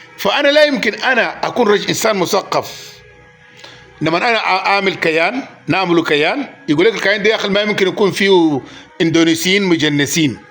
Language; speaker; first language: Arabic; native; Arabic